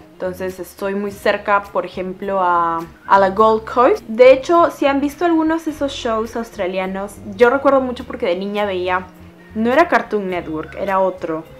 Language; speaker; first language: Spanish; native; Spanish